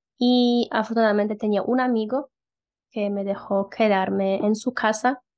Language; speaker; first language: Spanish; non-native, fluent; Polish